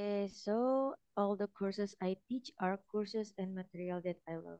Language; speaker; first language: English; non-native, learner; Indonesian